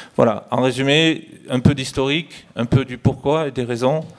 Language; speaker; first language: French; native; French